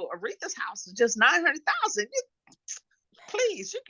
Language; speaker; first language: English; native; English